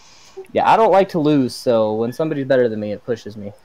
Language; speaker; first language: English; native; English